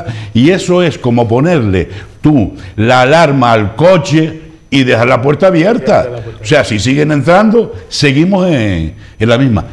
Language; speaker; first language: Spanish; native; Spanish